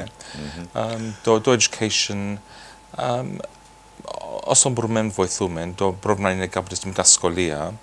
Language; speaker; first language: Greek; early bilingual, heritage; Greek